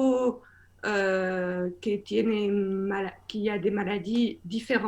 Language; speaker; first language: Spanish; non-native, learner; French